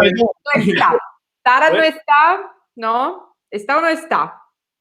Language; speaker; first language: Spanish; non-native, learner; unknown